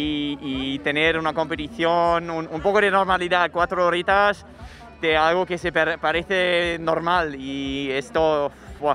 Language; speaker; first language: Spanish; non-native, fluent; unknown